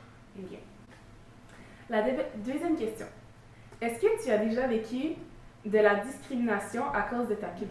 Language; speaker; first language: French; native; French